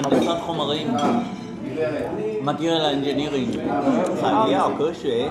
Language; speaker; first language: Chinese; non-native, learner; Hebrew